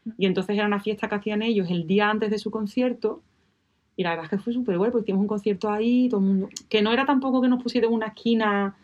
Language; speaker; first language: Spanish; native; Spanish